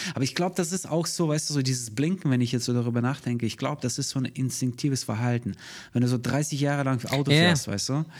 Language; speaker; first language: German; non-native, fluent; Russian